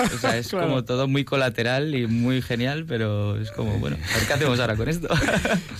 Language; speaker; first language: Spanish; native; Spanish